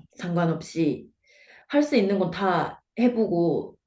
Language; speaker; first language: Korean; non-native, fluent; Japanese